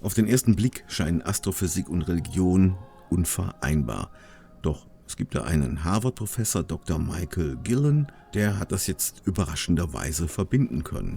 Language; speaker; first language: German; native; German